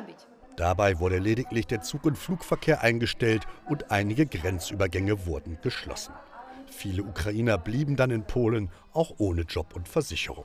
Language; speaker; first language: German; native; German